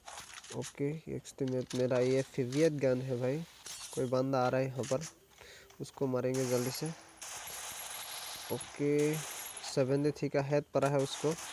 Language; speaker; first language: Hindi; non-native, local second language; Assamese